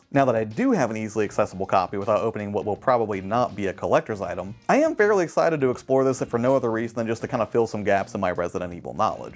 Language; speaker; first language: English; native; English